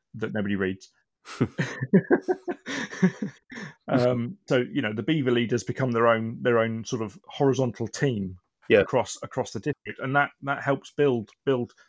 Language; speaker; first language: English; native; English